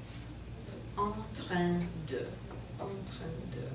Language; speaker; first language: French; non-native, fluent; English